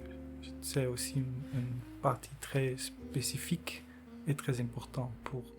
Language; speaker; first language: French; non-native, local second language; Dutch